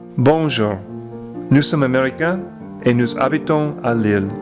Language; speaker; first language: French; non-native, learner; English